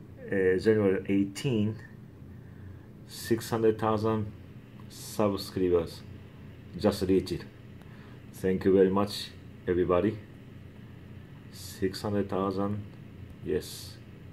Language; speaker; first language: English; non-native, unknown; Japanese